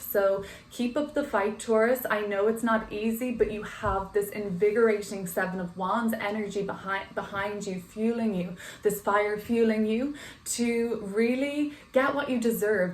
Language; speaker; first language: English; native; English